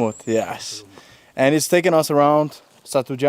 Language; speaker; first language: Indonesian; non-native, learner; Danish